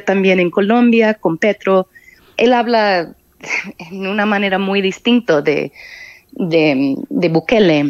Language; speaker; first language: Spanish; non-native, fluent; English